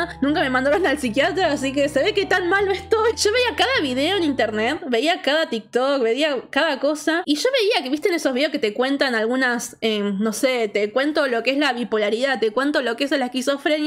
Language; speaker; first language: Spanish; native; Spanish